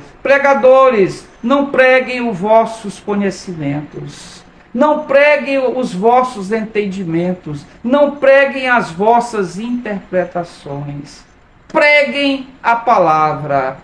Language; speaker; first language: Portuguese; native; Portuguese